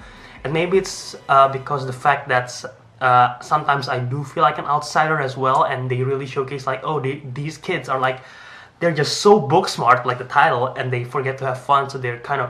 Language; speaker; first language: English; non-native, fluent; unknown